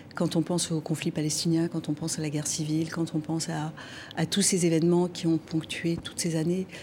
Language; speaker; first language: French; non-native, local second language; Arabic